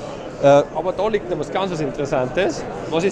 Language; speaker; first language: German; native; German